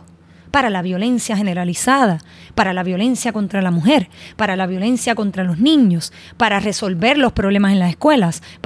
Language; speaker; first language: Spanish; native; Spanish